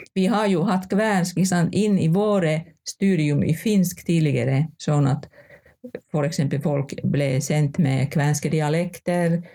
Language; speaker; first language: Norwegian; non-native, fluent; Finnish